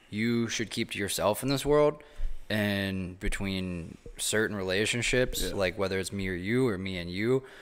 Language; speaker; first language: English; native; English